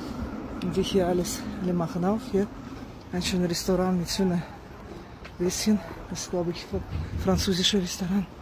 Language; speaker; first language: German; non-native, fluent; Russian